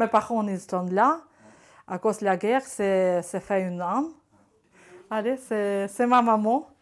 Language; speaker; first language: French; non-native, learner; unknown